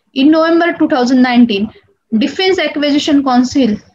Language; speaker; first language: English; non-native, local second language; Marathi